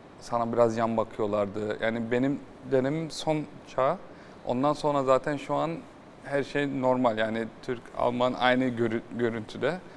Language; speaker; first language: Turkish; early bilingual, heritage; Turkish